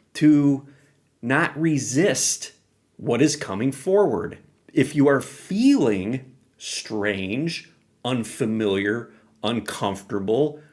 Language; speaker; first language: English; native; English